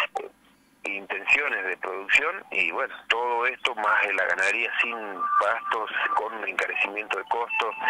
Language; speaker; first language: Spanish; native; Spanish